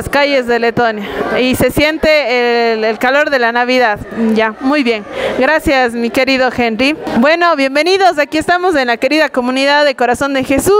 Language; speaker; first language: Spanish; native; Spanish